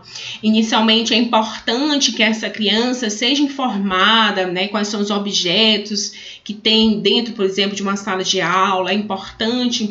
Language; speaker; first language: Portuguese; native; Portuguese